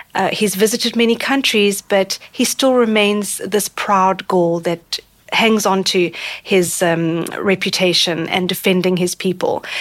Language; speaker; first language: English; native; English